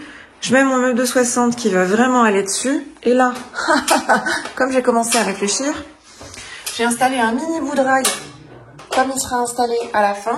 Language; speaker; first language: French; native; French